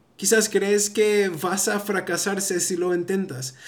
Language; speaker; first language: Spanish; early bilingual, heritage; Spanish